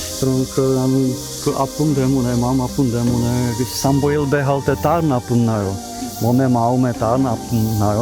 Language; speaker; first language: Korean; non-native, learner; Czech